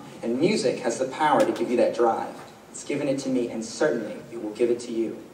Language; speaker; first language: English; native; English